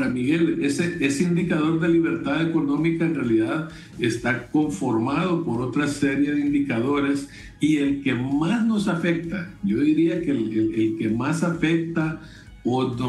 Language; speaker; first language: Spanish; native; Spanish